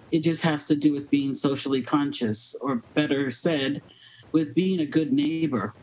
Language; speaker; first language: English; native; English